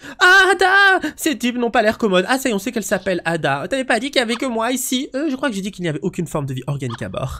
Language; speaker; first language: French; native; French